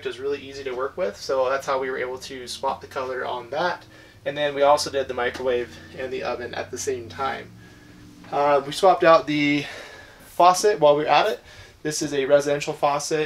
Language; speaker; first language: English; native; English